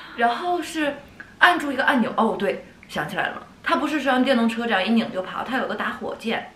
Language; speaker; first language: Chinese; native; Chinese